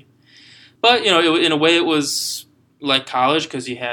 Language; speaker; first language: English; native; English